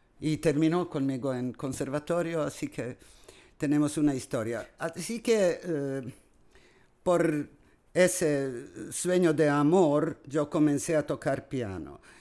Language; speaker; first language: Spanish; non-native, fluent; Serbian